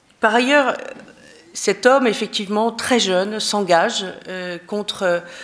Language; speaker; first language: French; native; French